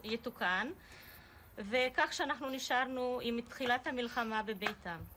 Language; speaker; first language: Hebrew; non-native, fluent; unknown